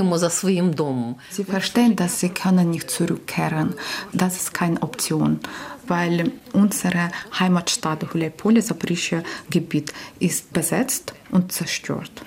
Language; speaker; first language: German; non-native, learner; Ukrainian